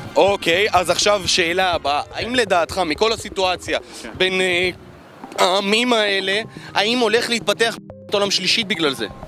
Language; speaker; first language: Hebrew; native; Hebrew